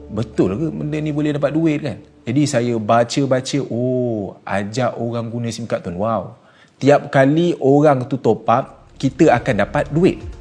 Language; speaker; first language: Malay; native; Malay